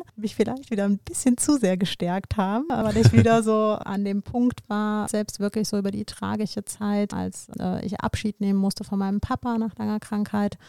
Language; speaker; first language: German; native; German